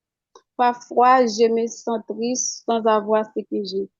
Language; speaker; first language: French; non-native, local second language; Haitian Creole